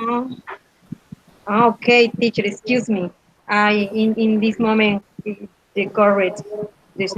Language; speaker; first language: English; non-native, learner; Spanish